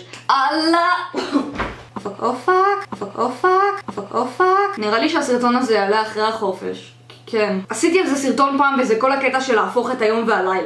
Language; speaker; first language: Hebrew; native; Hebrew